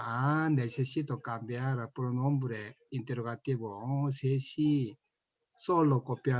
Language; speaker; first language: Spanish; non-native, learner; Korean